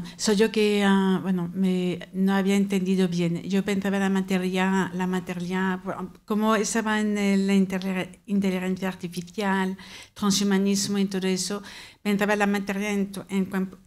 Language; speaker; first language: Spanish; non-native, fluent; French